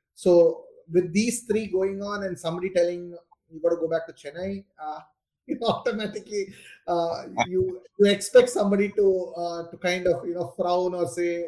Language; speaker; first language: English; non-native, local second language; Tamil